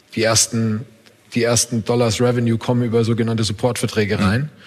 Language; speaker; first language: German; native; German